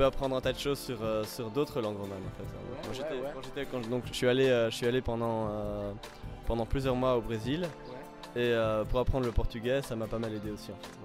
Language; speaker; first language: French; native; French